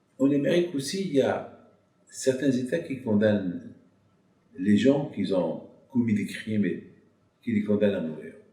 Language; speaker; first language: French; non-native, local second language; Arabic